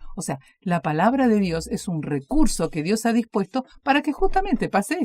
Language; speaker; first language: Spanish; native; Spanish